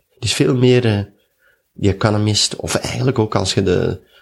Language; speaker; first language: Dutch; native; Dutch